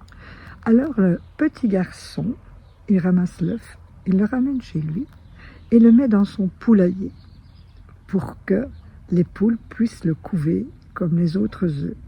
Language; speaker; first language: French; native; French